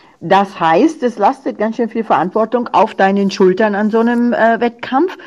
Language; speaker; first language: German; native; German